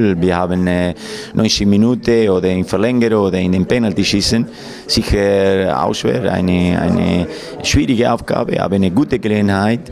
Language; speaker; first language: German; non-native, fluent; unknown